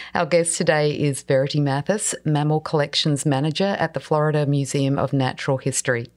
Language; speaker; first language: English; native; English